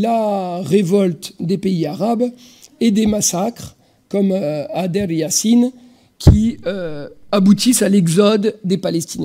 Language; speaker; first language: French; native; French